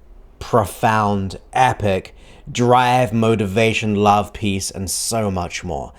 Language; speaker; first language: English; native; English